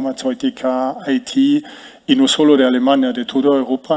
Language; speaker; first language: Spanish; non-native, fluent; German